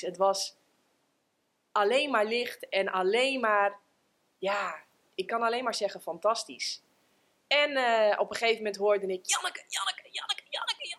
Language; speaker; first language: Dutch; native; Dutch